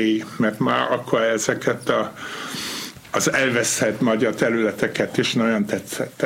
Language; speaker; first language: Hungarian; non-native, fluent; Dutch